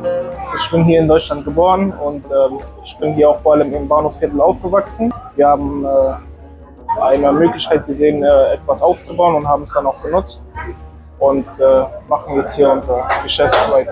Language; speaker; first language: German; early bilingual, other home language; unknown